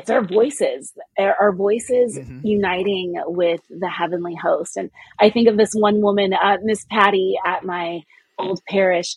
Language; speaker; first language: English; native; English